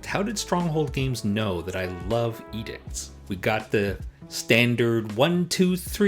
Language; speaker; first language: English; native; English